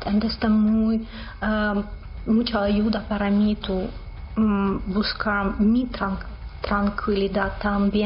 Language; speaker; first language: Spanish; non-native, learner; Ukrainian